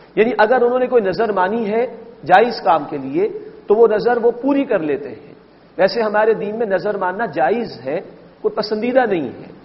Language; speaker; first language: Urdu; native; Urdu